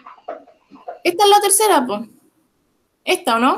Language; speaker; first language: Spanish; native; Spanish